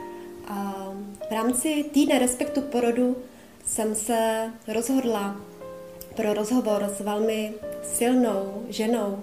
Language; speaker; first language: Czech; native; Czech